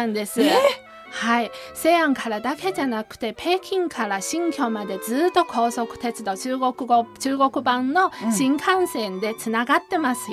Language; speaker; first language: Japanese; non-native, fluent; Chinese